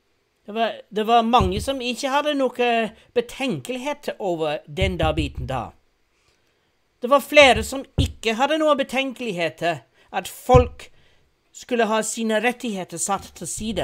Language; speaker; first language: Norwegian; non-native, fluent; English